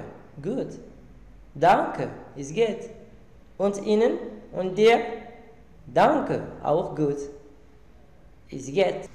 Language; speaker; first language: German; non-native, learner; Arabic